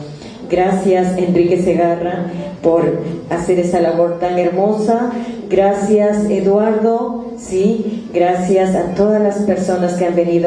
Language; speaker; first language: Spanish; native; Spanish